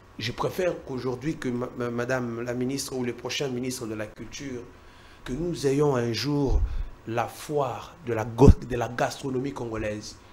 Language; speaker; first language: French; non-native, local second language; Luba-Lulua